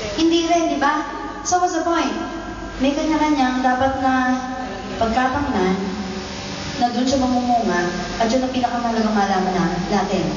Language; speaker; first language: Filipino; native; Filipino